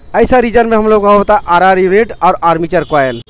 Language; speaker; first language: Hindi; non-native, local second language; Bangla